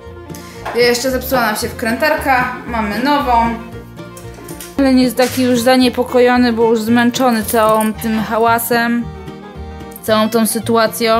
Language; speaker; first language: Polish; native; Polish